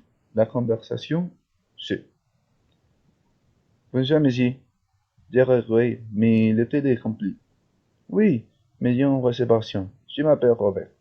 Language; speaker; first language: French; non-native, learner; Spanish